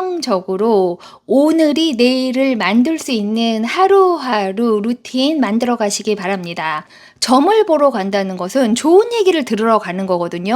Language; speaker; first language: Korean; native; Korean